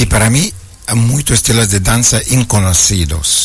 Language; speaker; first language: Portuguese; non-native, learner; Ukrainian